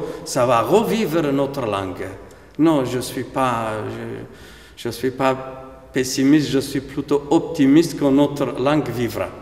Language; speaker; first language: French; non-native, fluent; Aramaic